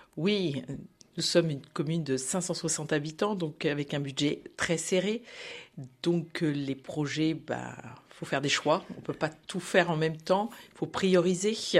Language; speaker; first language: French; native; French